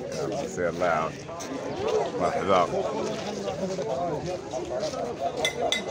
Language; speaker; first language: Arabic; native; Arabic